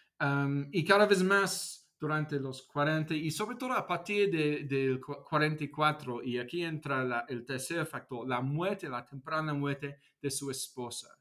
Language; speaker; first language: Spanish; non-native, fluent; English